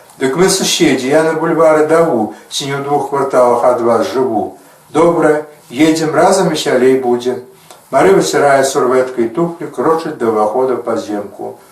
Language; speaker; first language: Belarusian; native; Belarusian